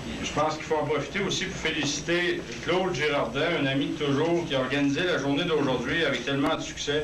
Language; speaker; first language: French; native; French